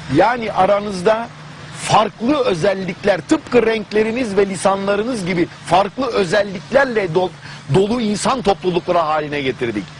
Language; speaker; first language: Turkish; non-native, fluent; German